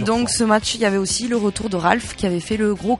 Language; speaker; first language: French; native; French